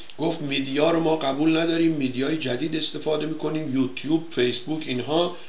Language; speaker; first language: Persian; native; Persian